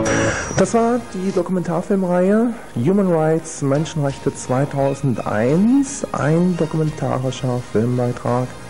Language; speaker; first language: German; native; German